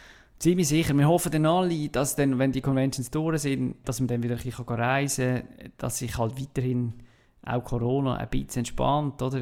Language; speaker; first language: German; native; German